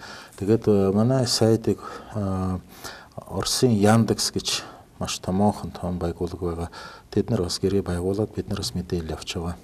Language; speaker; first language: Mongolian; non-native, fluent; Russian